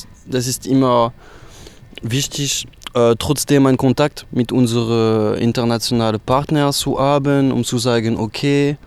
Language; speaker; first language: German; non-native, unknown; French